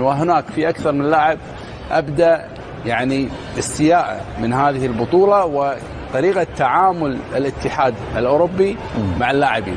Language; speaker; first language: Arabic; native; Arabic